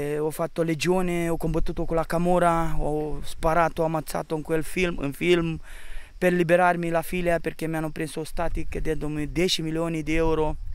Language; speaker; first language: Italian; non-native, fluent; Romanian